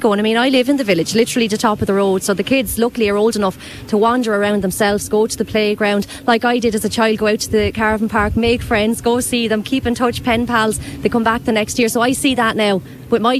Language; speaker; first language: English; native; English